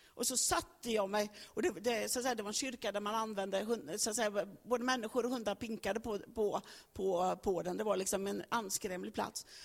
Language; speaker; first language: Swedish; native; Swedish